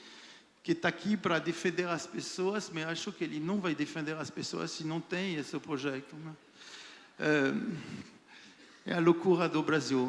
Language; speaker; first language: Portuguese; non-native, fluent; French